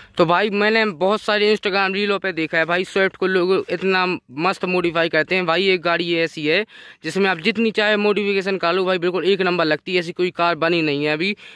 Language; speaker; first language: Hindi; native; Hindi